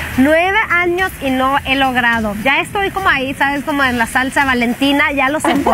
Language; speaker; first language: Spanish; non-native, fluent; Swedish